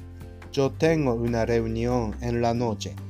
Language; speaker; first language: Spanish; non-native, learner; Japanese